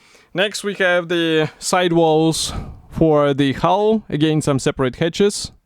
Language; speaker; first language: English; non-native, fluent; Russian